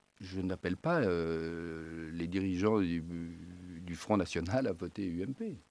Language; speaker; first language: French; native; French